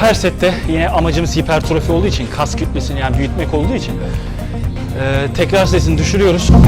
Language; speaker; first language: Turkish; native; Turkish